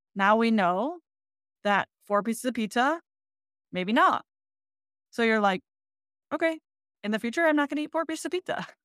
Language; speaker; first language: English; native; English